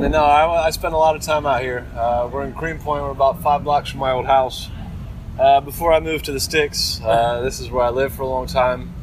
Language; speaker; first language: English; native; English